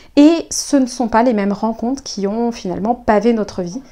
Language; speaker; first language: French; native; French